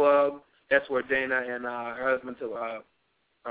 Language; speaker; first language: English; native; English